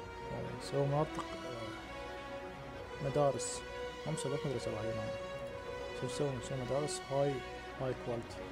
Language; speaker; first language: Arabic; native; Arabic